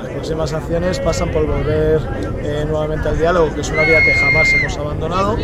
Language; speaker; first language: Spanish; native; Spanish